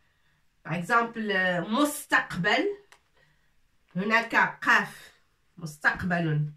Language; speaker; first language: Arabic; non-native, fluent; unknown